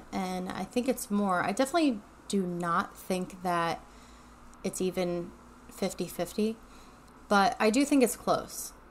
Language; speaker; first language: English; native; English